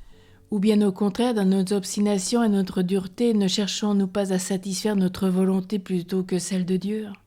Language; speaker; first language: French; native; French